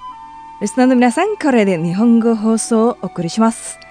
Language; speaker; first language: Japanese; non-native, fluent; Indonesian